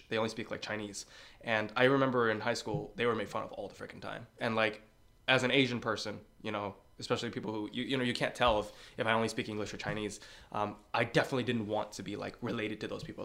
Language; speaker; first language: English; early bilingual, other home language; Chinese